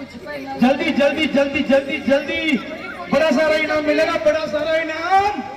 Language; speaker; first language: Hindi; native; Hindi